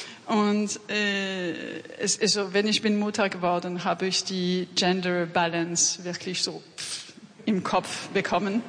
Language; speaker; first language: German; non-native, learner; French